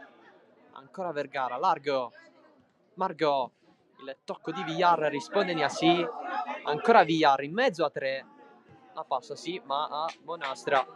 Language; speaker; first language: Italian; native; Italian